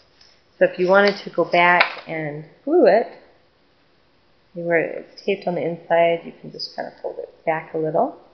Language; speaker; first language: English; native; English